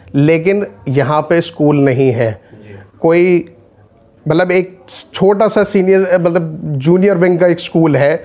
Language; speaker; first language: Hindi; native; Hindi